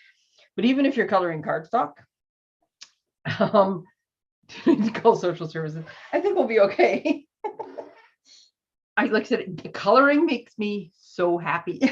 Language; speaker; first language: English; native; English